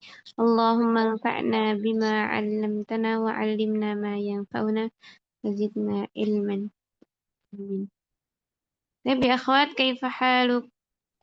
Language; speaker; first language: Arabic; non-native, fluent; Indonesian